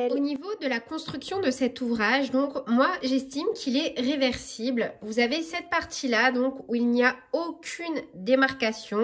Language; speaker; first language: French; native; French